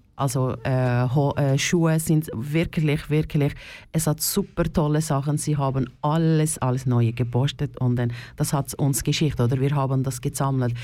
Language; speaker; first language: German; non-native, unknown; Turkish